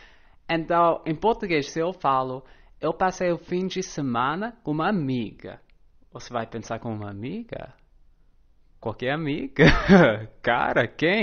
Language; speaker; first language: Portuguese; non-native, fluent; English